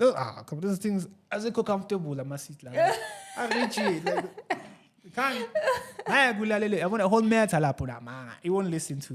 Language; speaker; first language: English; non-native, local second language; Zulu